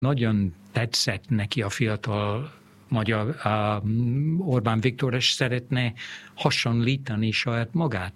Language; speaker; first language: Hungarian; early bilingual, heritage; English